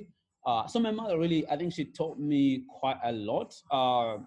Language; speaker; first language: English; non-native, local second language; Shona